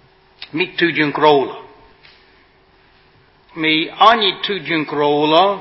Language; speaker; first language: Hungarian; non-native, fluent; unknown